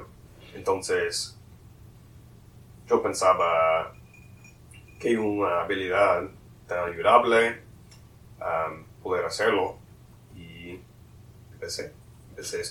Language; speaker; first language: Spanish; non-native, learner; English